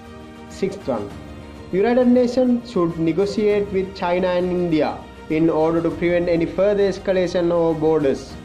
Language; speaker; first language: English; non-native, local second language; Sinhala